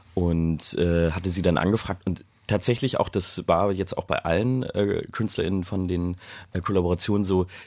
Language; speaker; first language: German; native; German